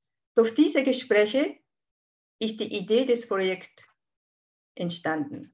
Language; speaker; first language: German; non-native, fluent; Japanese